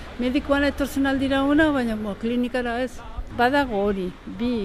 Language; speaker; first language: Basque; native; Basque